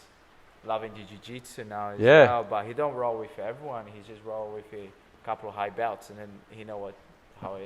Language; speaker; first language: English; non-native, fluent; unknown